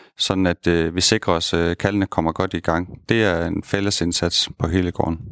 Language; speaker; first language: Danish; native; Danish